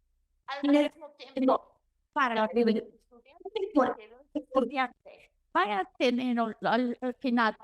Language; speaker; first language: Spanish; non-native, learner; Portuguese